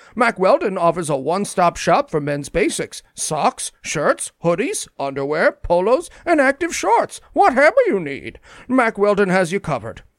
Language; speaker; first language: English; native; English